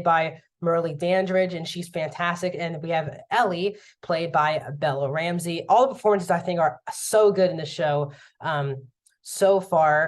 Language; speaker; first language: English; native; English